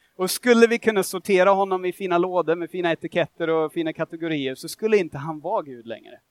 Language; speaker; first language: Swedish; non-native, fluent; English